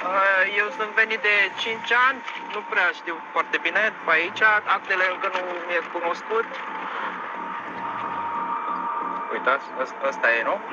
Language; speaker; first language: Romanian; non-native, learner; Vietnamese